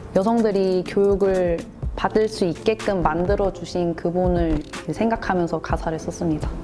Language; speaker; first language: Korean; native; Korean